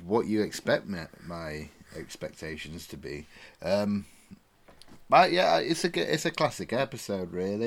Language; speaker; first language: English; native; English